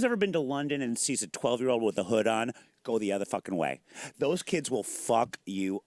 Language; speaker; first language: English; native; English